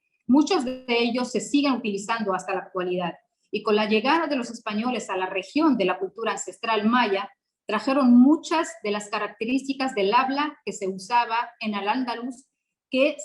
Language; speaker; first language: Spanish; non-native, fluent; Arabic